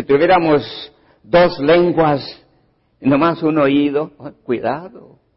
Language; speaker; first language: Spanish; early bilingual, heritage; Spanish